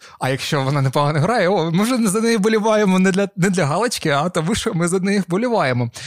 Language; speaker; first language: Ukrainian; non-native, local second language; Russian